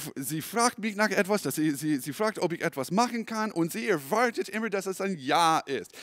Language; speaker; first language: German; non-native, fluent; English